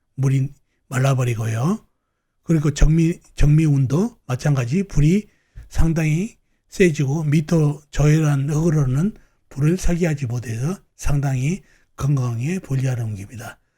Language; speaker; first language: Korean; native; Korean